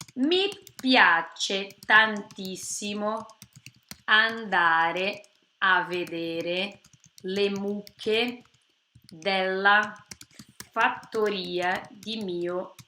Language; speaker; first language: Italian; non-native, fluent; Portuguese